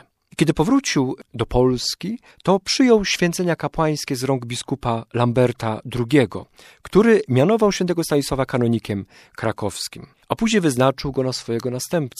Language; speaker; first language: Polish; native; Polish